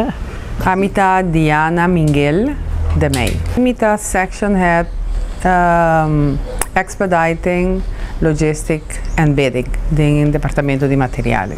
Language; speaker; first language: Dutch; non-native, local second language; Papiamento